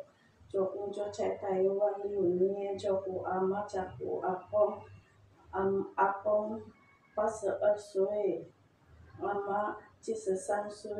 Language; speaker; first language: Chinese; non-native, learner; Javanese